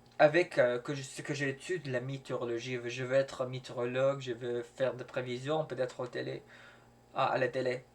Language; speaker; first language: French; non-native, learner; English